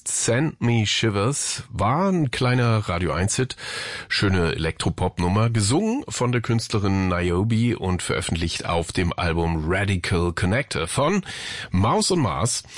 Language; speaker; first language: German; native; German